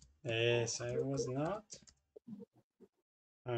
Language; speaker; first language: English; non-native, fluent; Spanish